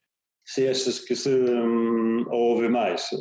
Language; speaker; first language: Portuguese; non-native, fluent; Polish